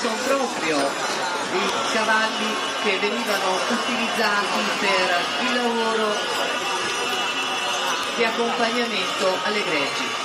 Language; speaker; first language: Italian; native; Italian